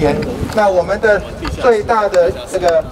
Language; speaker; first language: Chinese; native; Chinese